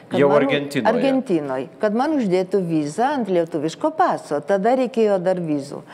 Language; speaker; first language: Lithuanian; early bilingual, other home language; Spanish